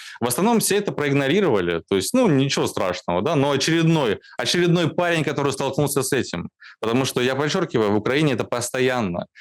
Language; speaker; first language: Russian; native; Russian